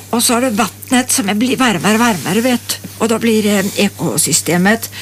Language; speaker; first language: Swedish; native; Swedish